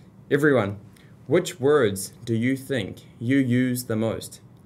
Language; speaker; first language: English; native; English